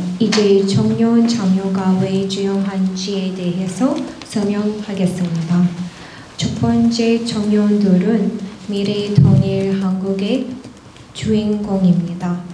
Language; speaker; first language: Korean; non-native, learner; Russian